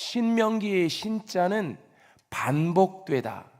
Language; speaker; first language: Korean; native; Korean